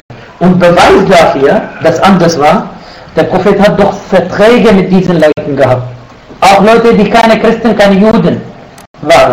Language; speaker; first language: German; non-native, fluent; Arabic